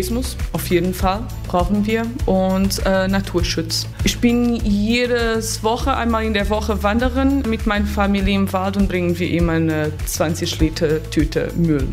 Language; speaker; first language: German; non-native, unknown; Portuguese